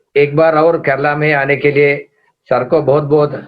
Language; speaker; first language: Hindi; non-native, local second language; Malayalam